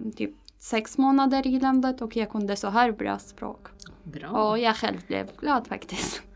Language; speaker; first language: Swedish; non-native, fluent; Arabic